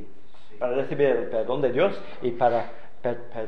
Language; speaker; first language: Spanish; non-native, fluent; English